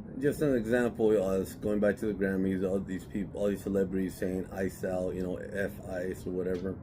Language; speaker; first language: English; native; English